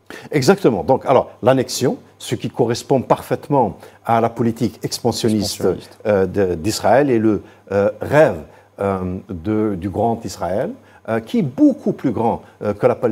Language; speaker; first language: French; non-native, local second language; Arabic